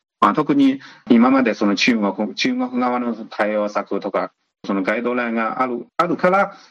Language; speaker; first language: Japanese; non-native, fluent; Chinese